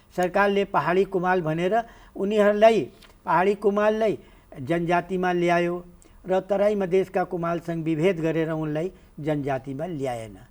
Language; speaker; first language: Nepali; non-native, local second language; Awadhi